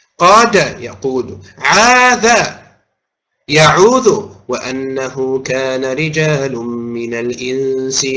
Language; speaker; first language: Arabic; non-native, fluent; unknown